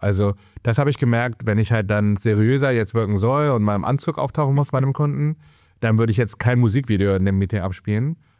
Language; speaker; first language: German; early bilingual, other home language; Chinese